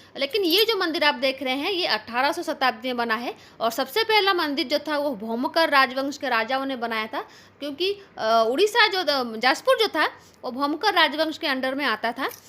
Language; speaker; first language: Hindi; non-native, local second language; Bangla